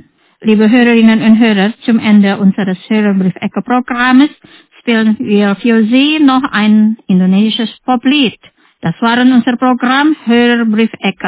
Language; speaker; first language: German; non-native, fluent; Indonesian